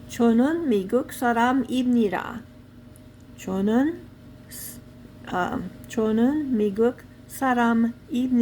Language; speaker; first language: Korean; non-native, learner; English